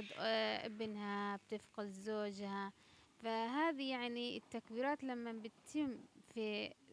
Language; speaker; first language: Arabic; native; Arabic